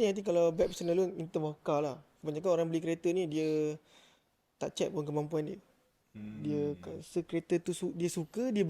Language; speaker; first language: Malay; native; Malay